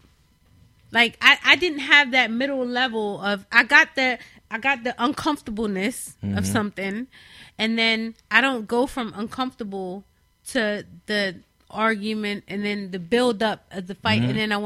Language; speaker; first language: English; native; English